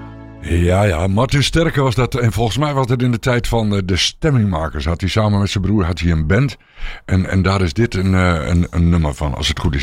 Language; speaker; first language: Dutch; native; Dutch